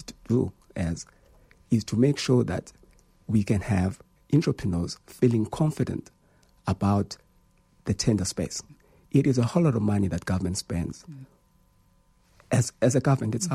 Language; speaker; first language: English; non-native, local second language; Xhosa